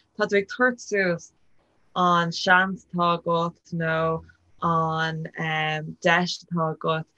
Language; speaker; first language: Irish; non-native, local second language; English